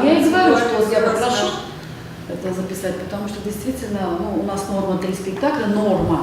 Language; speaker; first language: Russian; native; Russian